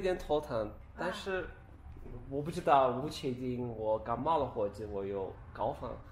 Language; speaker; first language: Chinese; non-native, learner; Turkish